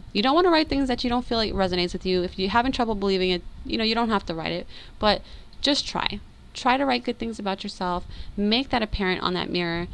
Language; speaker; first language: English; native; English